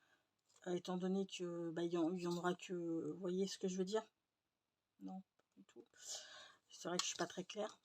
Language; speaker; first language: French; native; French